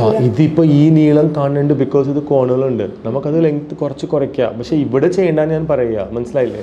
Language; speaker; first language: Malayalam; non-native, local second language; Tamil